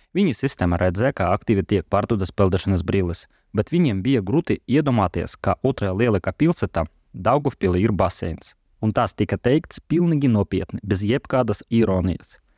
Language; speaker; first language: Latvian; non-native, local second language; Russian